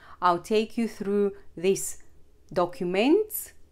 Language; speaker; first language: English; non-native, fluent; Bulgarian